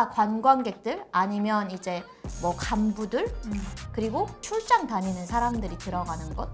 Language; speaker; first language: Korean; native; Korean